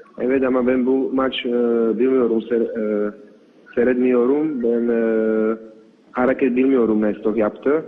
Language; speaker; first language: Turkish; non-native, learner; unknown